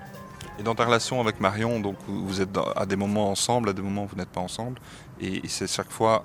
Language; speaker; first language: French; native; French